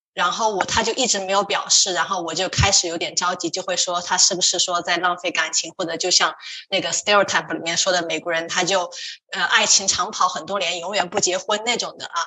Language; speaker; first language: Chinese; native; Chinese